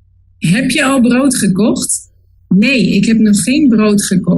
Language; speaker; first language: Dutch; non-native, learner; Spanish